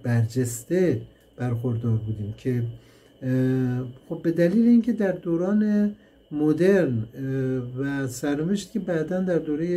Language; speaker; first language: Persian; native; Persian